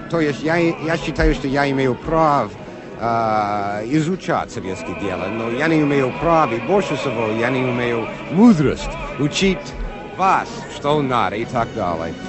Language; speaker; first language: Russian; non-native, fluent; English